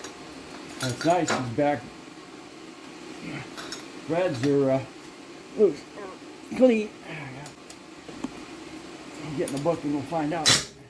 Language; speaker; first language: English; native; English